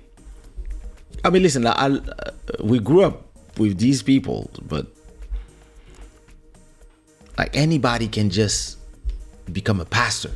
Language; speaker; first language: English; non-native, fluent; French